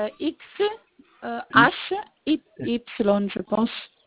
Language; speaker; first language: French; non-native, fluent; Italian